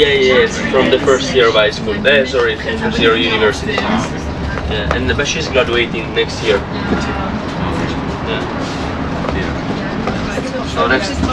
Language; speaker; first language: English; non-native, fluent; Italian